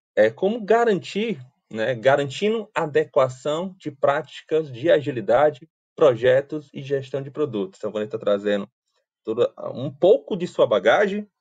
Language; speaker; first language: Portuguese; native; Portuguese